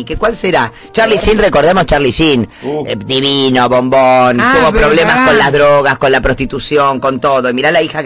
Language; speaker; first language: Spanish; native; Spanish